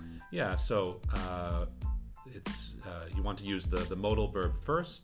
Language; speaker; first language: English; native; English